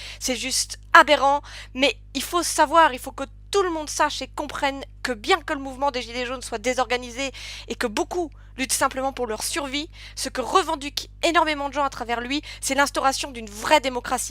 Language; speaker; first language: French; native; French